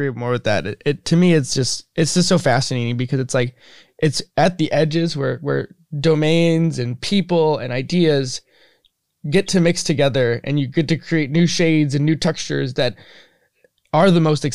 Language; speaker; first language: English; native; English